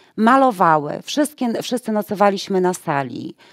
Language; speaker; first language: Polish; native; Polish